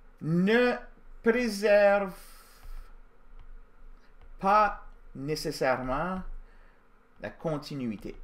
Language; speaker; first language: French; native; French